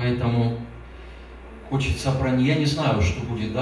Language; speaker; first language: Russian; native; Russian